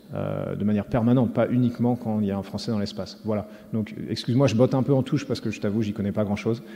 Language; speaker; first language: French; native; French